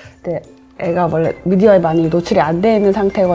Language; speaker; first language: Korean; native; Korean